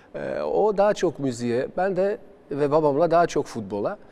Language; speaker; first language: Turkish; non-native, fluent; Bosnian